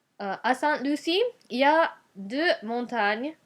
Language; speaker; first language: French; non-native, learner; Japanese